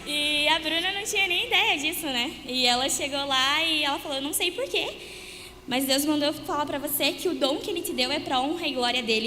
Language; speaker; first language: Portuguese; native; Portuguese